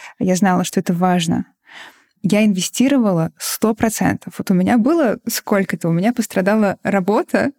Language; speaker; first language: Russian; native; Russian